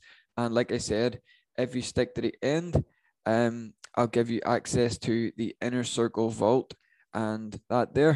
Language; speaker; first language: English; native; English